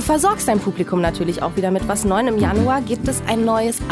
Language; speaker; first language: German; native; German